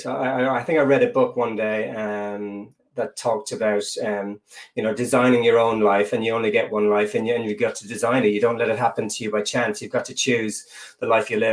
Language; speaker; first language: English; native; English